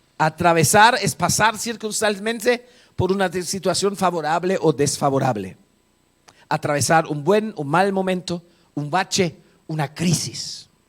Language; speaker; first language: Spanish; non-native, fluent; German